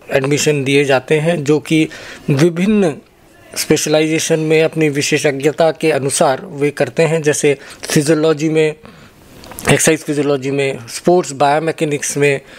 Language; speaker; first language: Hindi; native; Hindi